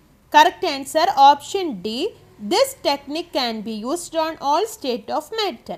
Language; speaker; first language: English; non-native, local second language; Malayalam